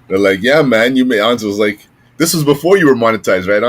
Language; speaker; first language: English; native; English